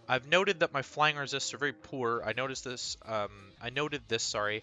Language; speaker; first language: English; native; English